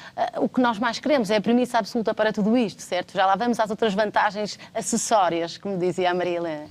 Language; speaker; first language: Portuguese; native; Portuguese